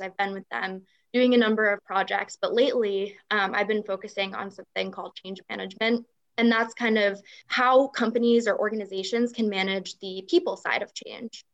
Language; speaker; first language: English; native; English